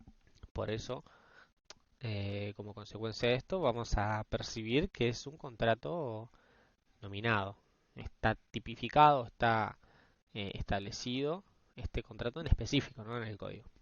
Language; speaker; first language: Spanish; native; Spanish